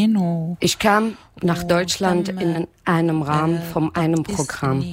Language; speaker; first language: German; non-native, learner; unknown